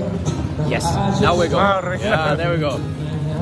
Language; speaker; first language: English; non-native, fluent; German